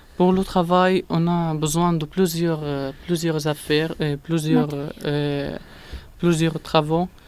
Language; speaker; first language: French; non-native, learner; Arabic